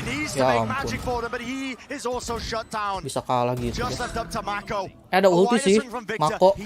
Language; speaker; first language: Indonesian; native; Indonesian